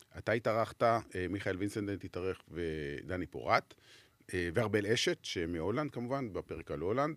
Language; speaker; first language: Hebrew; native; Hebrew